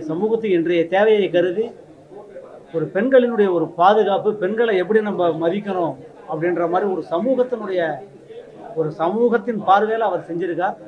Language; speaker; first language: Tamil; native; Tamil